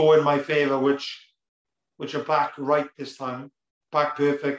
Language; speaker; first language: English; native; English